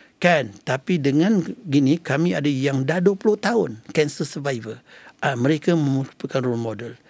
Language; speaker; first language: Malay; native; Malay